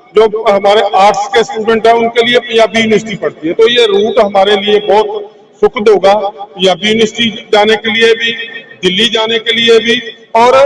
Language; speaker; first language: Hindi; non-native, local second language; Punjabi